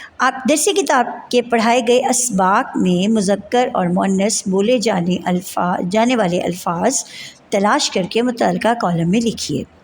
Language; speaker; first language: Urdu; native; Urdu